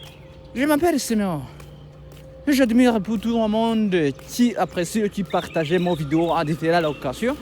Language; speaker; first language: French; non-native, learner; Kinyarwanda